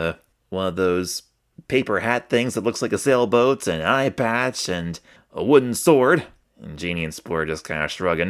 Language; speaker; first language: English; native; English